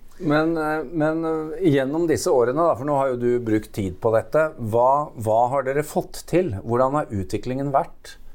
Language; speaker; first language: Norwegian; native; Norwegian